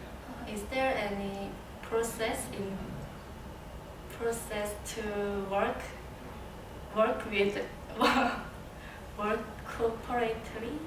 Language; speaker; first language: English; non-native, learner; Korean